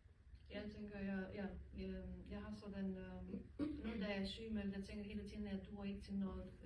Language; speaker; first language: Danish; non-native, learner; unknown